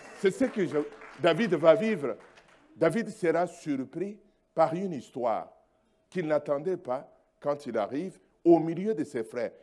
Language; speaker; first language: French; non-native, local second language; Luba-Lulua